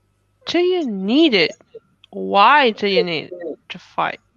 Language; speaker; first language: English; non-native, fluent; Russian